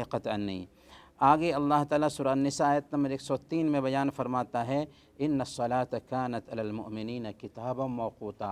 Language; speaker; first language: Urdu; native; Urdu